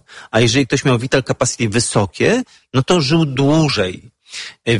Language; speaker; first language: Polish; native; Polish